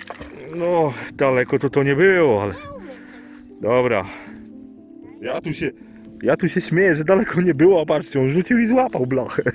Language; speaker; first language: Polish; native; Polish